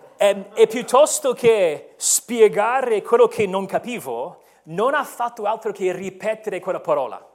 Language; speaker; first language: Italian; non-native, fluent; English